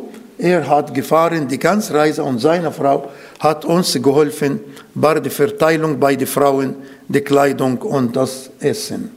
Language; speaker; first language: German; non-native, fluent; Arabic